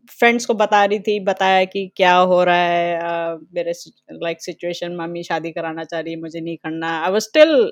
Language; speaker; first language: Hindi; native; Hindi